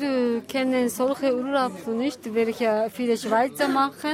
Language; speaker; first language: German; non-native, learner; Japanese